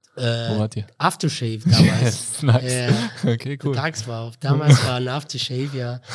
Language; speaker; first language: German; non-native, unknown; Arabic